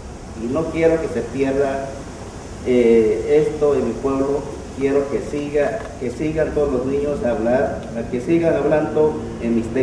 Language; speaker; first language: Spanish; non-native, local second language; Mixtepec Mixtec